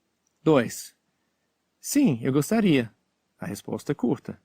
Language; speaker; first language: Portuguese; non-native, fluent; English